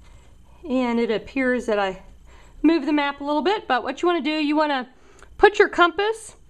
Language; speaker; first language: English; native; English